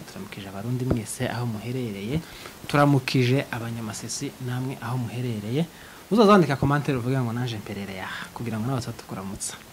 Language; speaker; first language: Kinyarwanda; native; Kinyarwanda